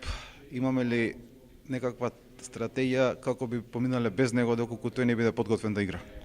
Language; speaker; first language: Macedonian; native; Macedonian